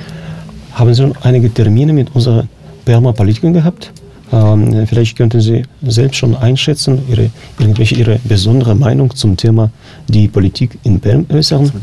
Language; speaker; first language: German; non-native, fluent; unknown